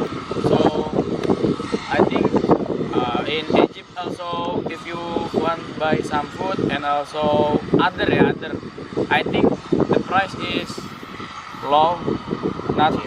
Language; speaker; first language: English; non-native, learner; Indonesian